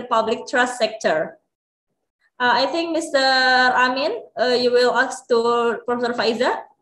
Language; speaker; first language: English; non-native, learner; Indonesian